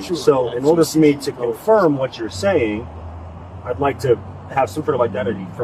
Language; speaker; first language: English; native; English